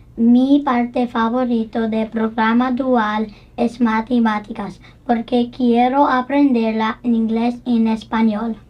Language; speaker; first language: Spanish; non-native, learner; English